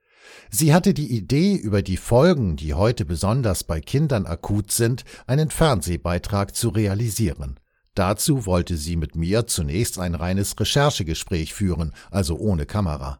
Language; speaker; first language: German; native; German